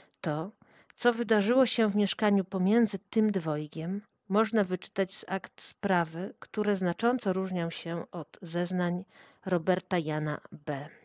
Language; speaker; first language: Polish; native; Polish